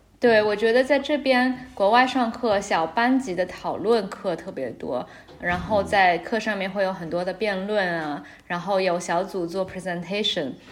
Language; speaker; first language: Chinese; native; Chinese